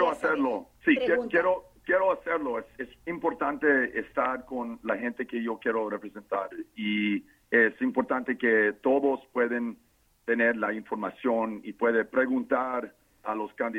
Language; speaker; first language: Spanish; non-native, fluent; English